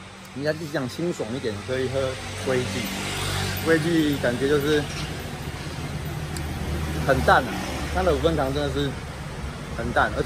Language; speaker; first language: Chinese; native; Chinese